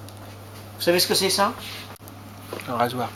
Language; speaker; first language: French; native; French